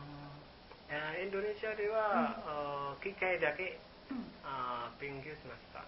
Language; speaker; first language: Japanese; non-native, learner; Indonesian